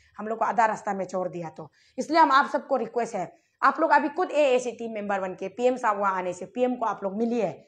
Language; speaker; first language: Hindi; non-native, local second language; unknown